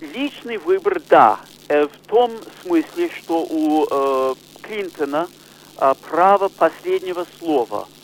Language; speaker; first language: Russian; non-native, fluent; English